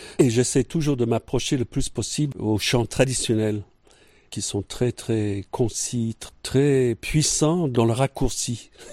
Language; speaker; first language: French; non-native, fluent; English